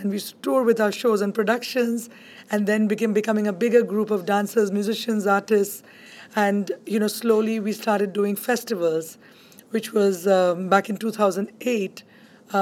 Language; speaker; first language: English; non-native, local second language; Bangla